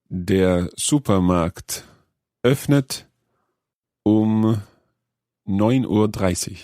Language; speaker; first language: German; non-native, learner; English